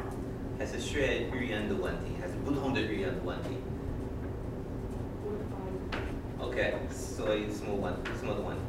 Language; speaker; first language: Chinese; non-native, learner; English